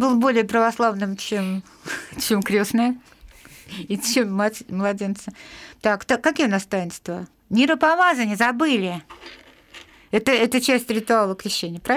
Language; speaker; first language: Russian; native; Russian